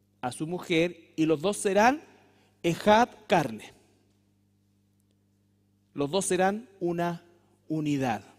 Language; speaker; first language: Spanish; native; Spanish